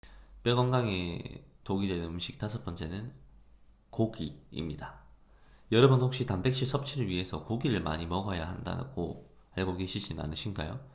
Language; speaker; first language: Korean; native; Korean